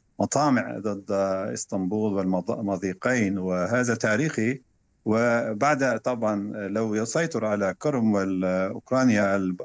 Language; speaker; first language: Arabic; non-native, fluent; Turkish